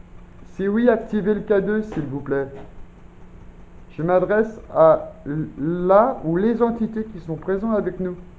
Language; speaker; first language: French; native; French